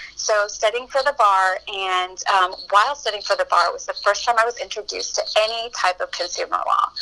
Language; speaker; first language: English; early bilingual, other home language; Spanish